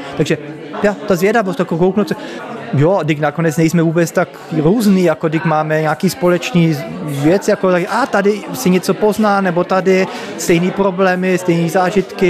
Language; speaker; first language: Czech; early bilingual, heritage; Czech